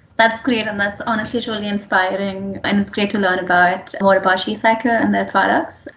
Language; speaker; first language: English; non-native, local second language; Hindi